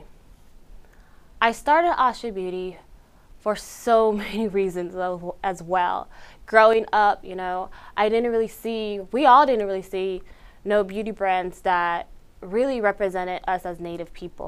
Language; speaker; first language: English; early bilingual, other home language; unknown